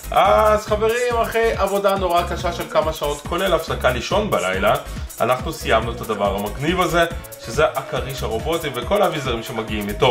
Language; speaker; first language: Hebrew; native; Hebrew